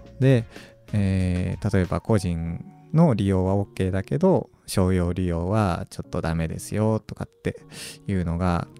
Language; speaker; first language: Japanese; native; Japanese